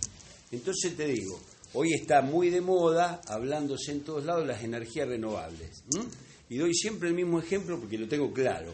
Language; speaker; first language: Spanish; native; Spanish